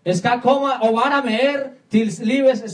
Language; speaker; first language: Swedish; non-native, learner; Spanish